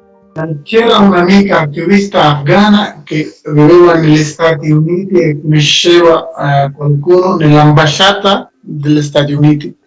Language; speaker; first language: Italian; non-native, learner; Persian